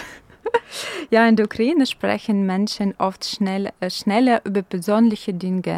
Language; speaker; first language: German; non-native, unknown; Ukrainian